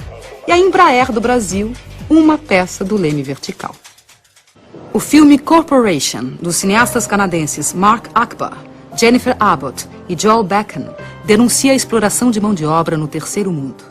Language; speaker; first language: Portuguese; native; Portuguese